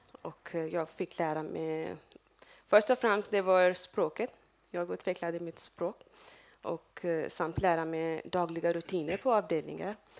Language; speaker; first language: Swedish; non-native, fluent; Urdu